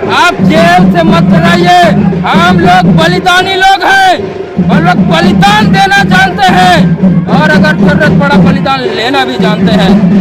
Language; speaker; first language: Hindi; non-native, local second language; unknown